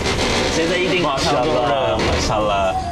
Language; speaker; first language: Chinese; non-native, fluent; Turkish